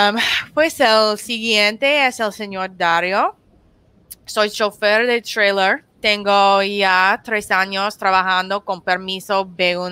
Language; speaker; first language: Spanish; non-native, learner; English